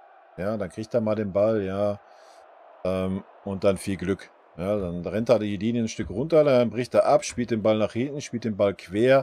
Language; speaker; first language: German; native; German